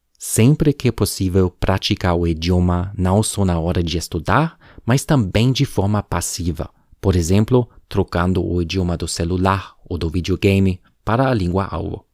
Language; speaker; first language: Portuguese; non-native, fluent; German